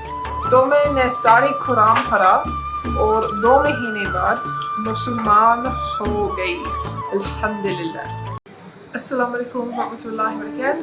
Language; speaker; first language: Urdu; non-native, learner; English